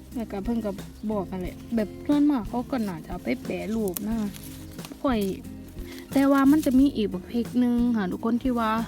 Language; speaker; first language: Thai; non-native, local second language; Northeastern Thai